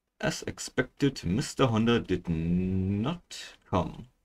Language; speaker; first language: English; non-native, fluent; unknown